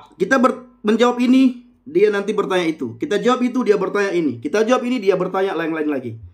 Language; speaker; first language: Indonesian; non-native, local second language; Achinese